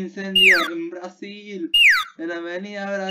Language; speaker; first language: Spanish; native; Spanish